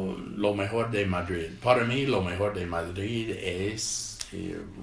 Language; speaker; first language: Spanish; non-native, fluent; English